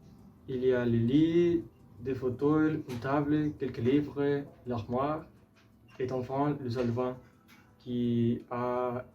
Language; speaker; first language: French; non-native, learner; Spanish